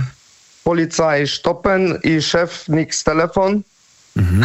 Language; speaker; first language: German; non-native, learner; Polish